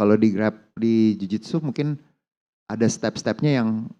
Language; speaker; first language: Indonesian; native; Indonesian